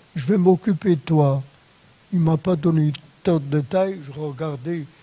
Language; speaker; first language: French; non-native, fluent; Polish